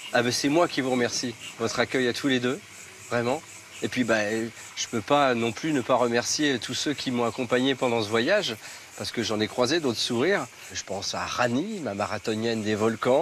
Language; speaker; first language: French; native; French